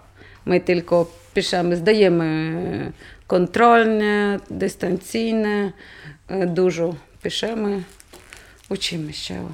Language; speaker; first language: Polish; non-native, learner; Ukrainian